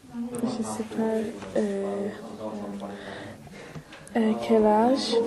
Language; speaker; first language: French; non-native, learner; English